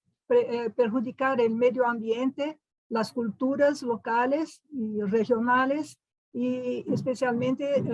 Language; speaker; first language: Spanish; non-native, fluent; Portuguese